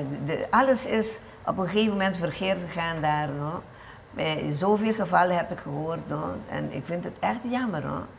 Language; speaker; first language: Dutch; non-native, local second language; Papiamento